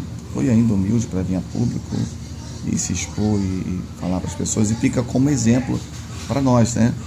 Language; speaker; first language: Portuguese; native; Portuguese